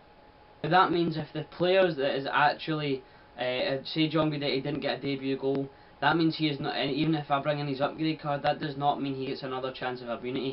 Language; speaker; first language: English; native; English